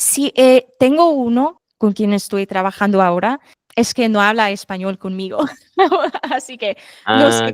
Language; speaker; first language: Spanish; non-native, fluent; English